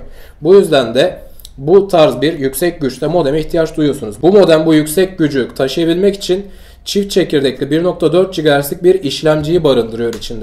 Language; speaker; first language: Turkish; native; Turkish